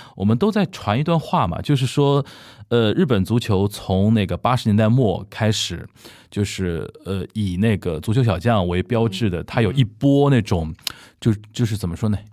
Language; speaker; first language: Chinese; native; Chinese